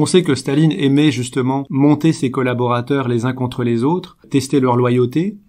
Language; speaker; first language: French; native; French